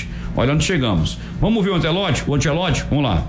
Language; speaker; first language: Portuguese; native; Portuguese